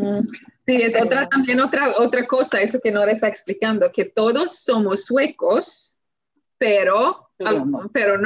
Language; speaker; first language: Spanish; non-native, fluent; Swedish